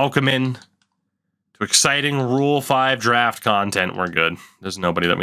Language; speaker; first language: English; native; English